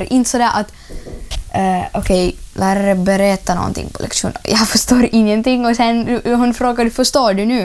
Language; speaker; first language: Swedish; non-native, learner; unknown